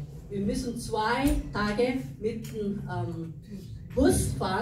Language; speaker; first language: German; non-native, fluent; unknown